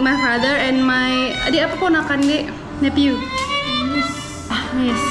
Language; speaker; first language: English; non-native, learner; Indonesian